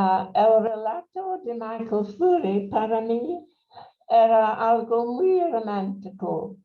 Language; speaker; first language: Spanish; non-native, fluent; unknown